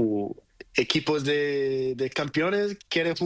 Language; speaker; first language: Spanish; non-native, learner; Portuguese